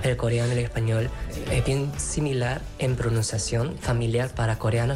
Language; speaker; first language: Spanish; non-native, fluent; Korean